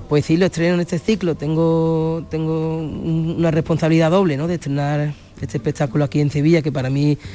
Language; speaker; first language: Spanish; native; Spanish